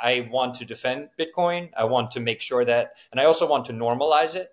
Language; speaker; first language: English; native; English